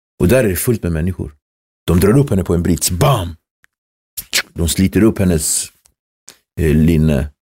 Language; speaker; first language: Swedish; early bilingual, other home language; Kabuverdianu